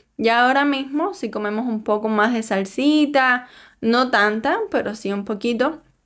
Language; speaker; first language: Spanish; native; Spanish